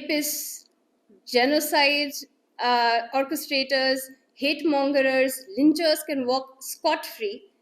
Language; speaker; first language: English; non-native, local second language; Gujarati